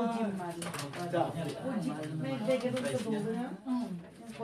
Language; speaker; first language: Korean; non-native, learner; Filipino